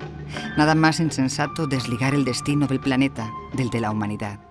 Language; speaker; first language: Spanish; native; Spanish